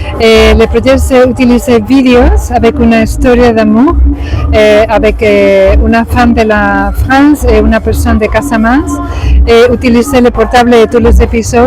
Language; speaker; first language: French; non-native, learner; Spanish